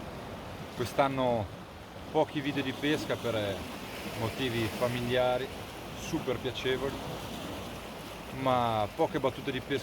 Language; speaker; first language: Italian; native; Italian